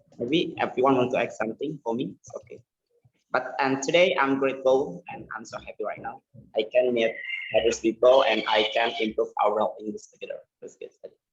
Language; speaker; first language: English; non-native, learner; Indonesian